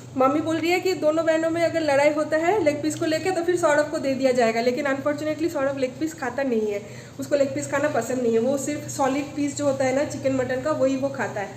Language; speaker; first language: Hindi; non-native, local second language; Bangla